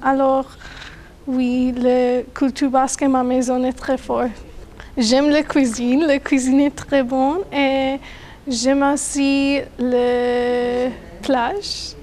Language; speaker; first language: French; non-native, learner; English